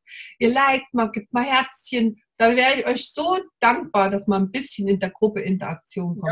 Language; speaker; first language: German; native; German